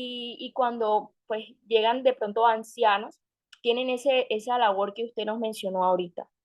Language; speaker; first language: Spanish; native; Spanish